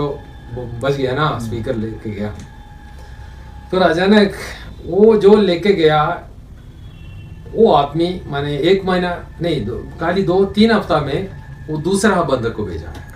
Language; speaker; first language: Hindi; non-native, local second language; Malayalam